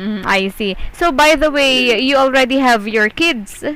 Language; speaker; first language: English; non-native, local second language; Filipino